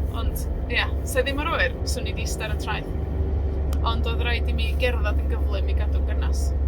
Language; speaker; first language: Welsh; non-native, learner; Spanish